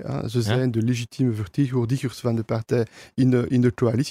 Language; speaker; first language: Dutch; non-native, local second language; French